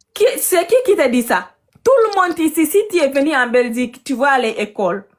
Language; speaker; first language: French; non-native, learner; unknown